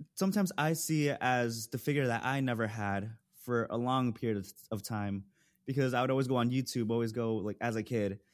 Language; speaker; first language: English; early bilingual, other home language; Spanish